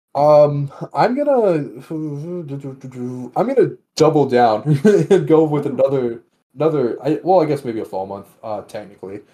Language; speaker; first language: English; native; English